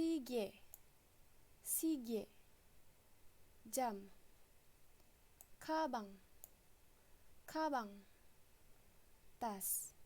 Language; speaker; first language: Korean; non-native, fluent; Indonesian